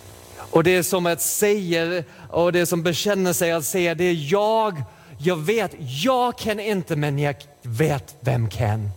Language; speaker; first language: Swedish; non-native, fluent; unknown